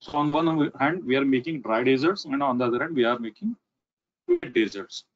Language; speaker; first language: English; non-native, local second language; Marathi